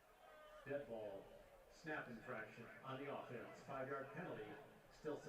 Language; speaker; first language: English; native; English